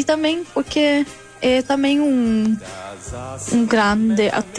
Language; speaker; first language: Portuguese; non-native, learner; German